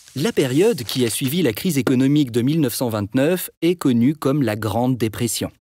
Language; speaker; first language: French; native; French